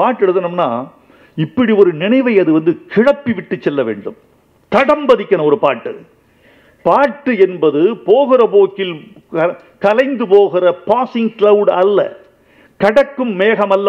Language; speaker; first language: Tamil; native; Tamil